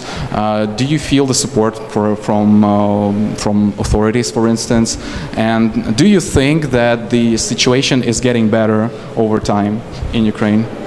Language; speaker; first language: English; non-native, fluent; Ukrainian